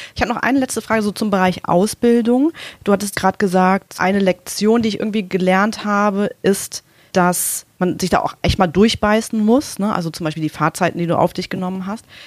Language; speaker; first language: German; native; German